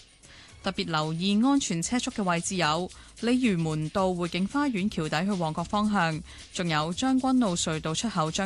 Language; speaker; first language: Cantonese; native; Cantonese